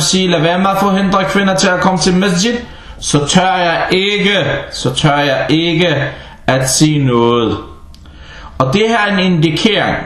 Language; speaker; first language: Danish; non-native, fluent; Arabic